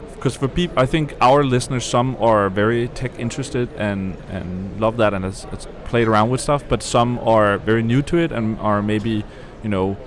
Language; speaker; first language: English; non-native, fluent; Danish